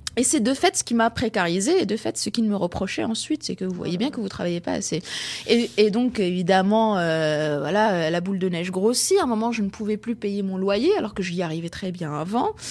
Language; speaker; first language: French; non-native, local second language; Arabic